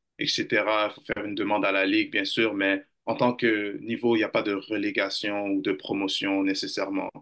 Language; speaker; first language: French; native; French